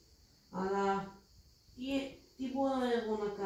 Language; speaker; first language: Greek; early bilingual, other home language; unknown